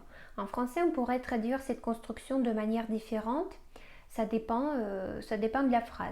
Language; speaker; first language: French; non-native, fluent; Russian